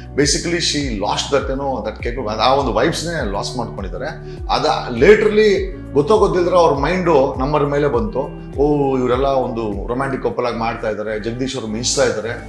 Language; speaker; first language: Kannada; native; Kannada